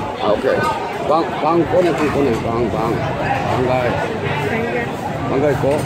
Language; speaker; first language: Vietnamese; non-native, learner; Korean